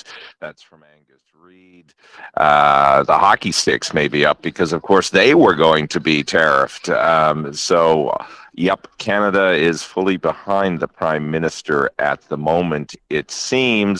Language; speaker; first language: English; native; English